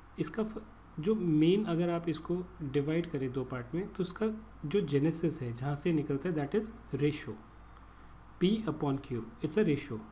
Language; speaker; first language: Hindi; native; Hindi